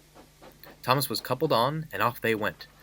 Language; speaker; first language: English; native; English